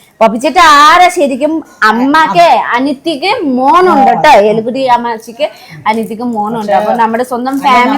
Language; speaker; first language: Malayalam; non-native, learner; Nepali